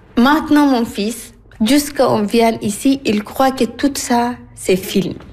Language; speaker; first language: French; non-native, learner; Arabic